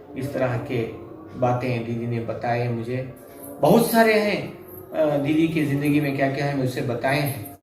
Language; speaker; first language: Urdu; native; Urdu